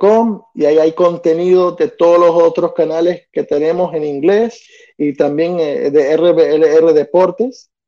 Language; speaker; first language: Spanish; early bilingual, other home language; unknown